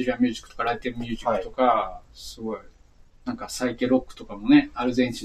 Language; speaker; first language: Japanese; native; Japanese